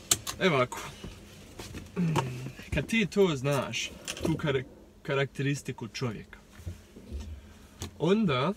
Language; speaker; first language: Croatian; early bilingual, heritage; Croatian